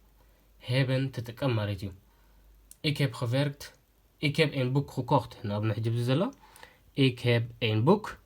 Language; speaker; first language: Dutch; non-native, fluent; Tigrinya